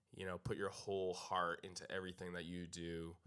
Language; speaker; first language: English; native; English